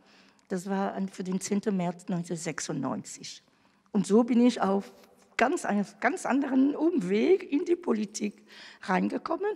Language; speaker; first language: German; non-native, fluent; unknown